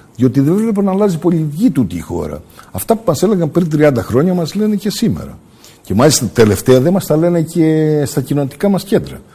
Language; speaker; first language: Greek; early bilingual, heritage; Greek